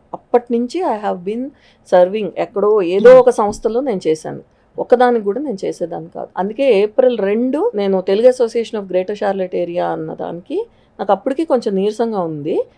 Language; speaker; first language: Telugu; native; Telugu